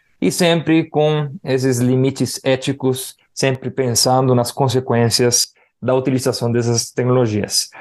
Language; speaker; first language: Portuguese; non-native, fluent; Spanish